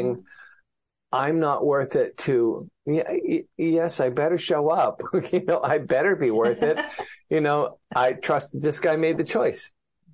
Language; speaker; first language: English; native; English